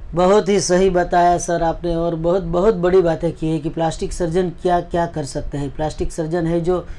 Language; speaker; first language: Hindi; non-native, local second language; Gujarati